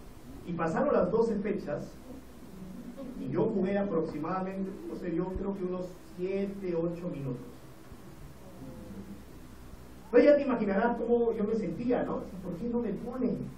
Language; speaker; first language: Spanish; native; Spanish